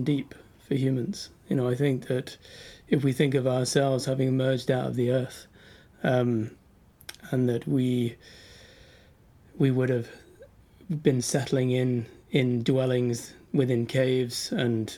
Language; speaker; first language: English; native; English